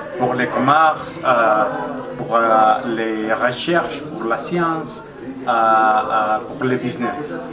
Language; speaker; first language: French; non-native, fluent; Spanish